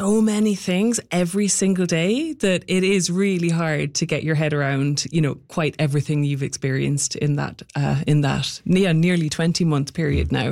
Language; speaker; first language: English; native; English